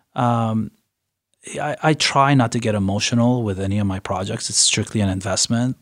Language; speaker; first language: English; early bilingual, other home language; Persian